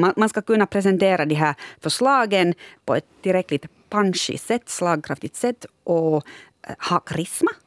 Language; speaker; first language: Swedish; native; Swedish